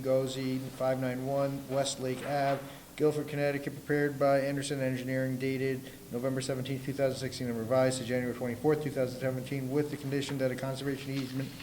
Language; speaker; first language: English; native; English